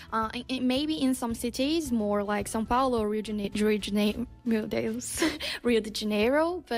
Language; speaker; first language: English; non-native, fluent; Portuguese